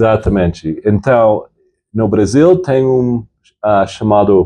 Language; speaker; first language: Portuguese; non-native, fluent; English